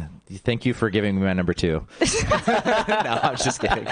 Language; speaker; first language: English; native; English